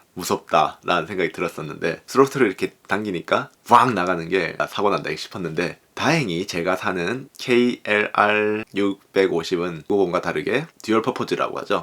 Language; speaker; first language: Korean; native; Korean